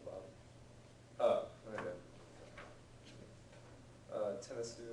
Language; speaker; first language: Japanese; non-native, learner; English